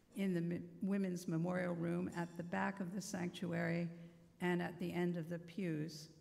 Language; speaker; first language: English; native; English